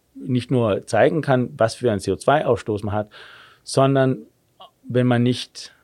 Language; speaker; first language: German; non-native, fluent; Danish